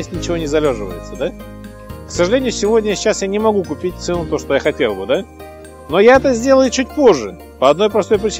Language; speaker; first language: Russian; native; Russian